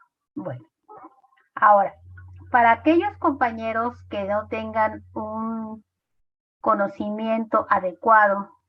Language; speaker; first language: Spanish; native; Spanish